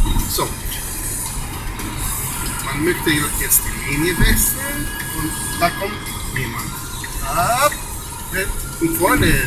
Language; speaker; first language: German; non-native, learner; Greek